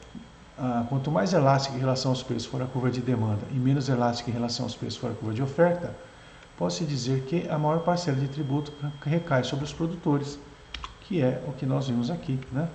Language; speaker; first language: Portuguese; native; Portuguese